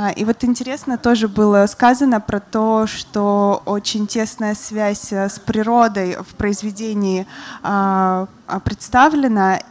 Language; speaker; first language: Russian; native; Russian